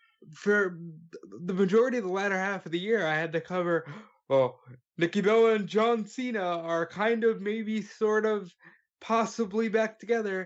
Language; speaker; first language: English; native; English